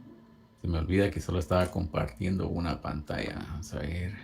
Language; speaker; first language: Spanish; native; Spanish